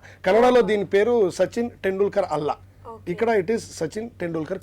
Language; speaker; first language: Telugu; non-native, learner; Kannada